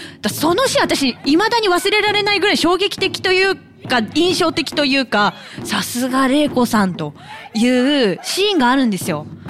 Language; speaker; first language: Japanese; native; Japanese